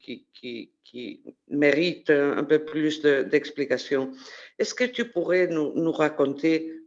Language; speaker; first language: French; non-native, fluent; Spanish